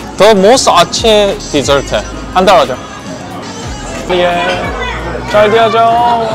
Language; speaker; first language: Hindi; non-native, learner; Korean